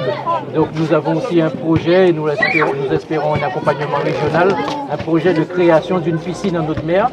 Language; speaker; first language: French; native; French